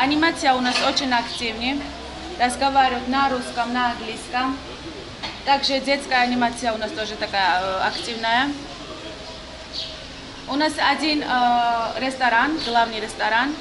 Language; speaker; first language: Russian; non-native, learner; Turkish